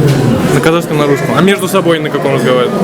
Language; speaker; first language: Russian; native; Russian